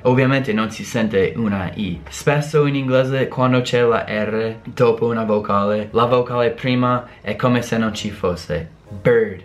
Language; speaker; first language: Italian; non-native, fluent; English